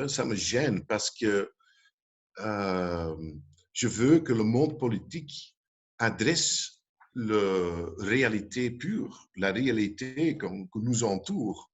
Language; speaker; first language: French; non-native, local second language; Dutch